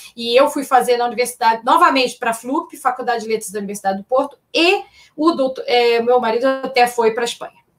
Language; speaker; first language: Portuguese; native; Portuguese